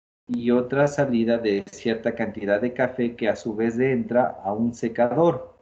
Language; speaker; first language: Spanish; native; Spanish